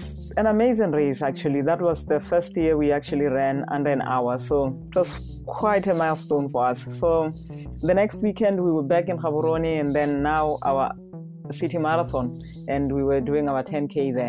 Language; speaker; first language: English; non-native, local second language; Tswana